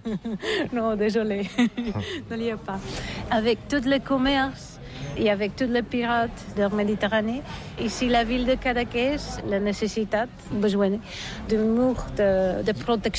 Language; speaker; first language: French; non-native, learner; Catalan